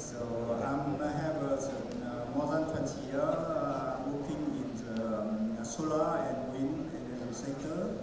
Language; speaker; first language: English; non-native, learner; Vietnamese